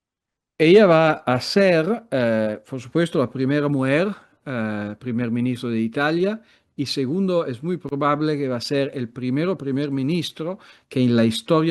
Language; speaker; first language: Spanish; non-native, fluent; Italian